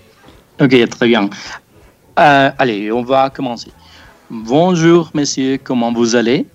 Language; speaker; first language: French; non-native, fluent; Spanish